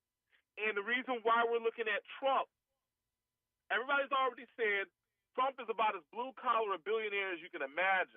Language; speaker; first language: English; native; English